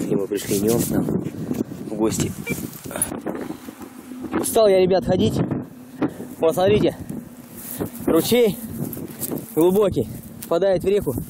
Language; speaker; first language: Russian; native; Russian